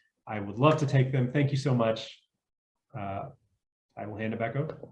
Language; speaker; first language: English; native; English